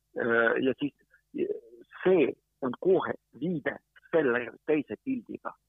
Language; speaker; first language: Estonian; non-native, fluent; Ukrainian